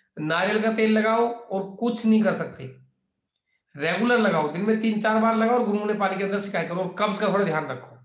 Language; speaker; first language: Hindi; native; Hindi